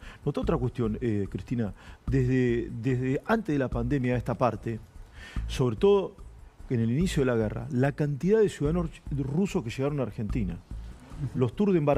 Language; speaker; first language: Spanish; native; Spanish